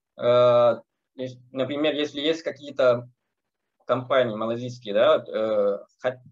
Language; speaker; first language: Russian; non-native, learner; Malay